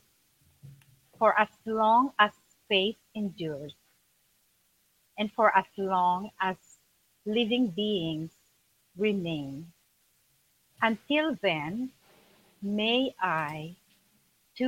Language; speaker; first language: English; non-native, local second language; Filipino